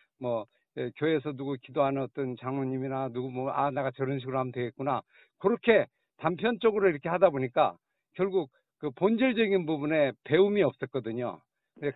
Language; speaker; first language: Korean; native; Korean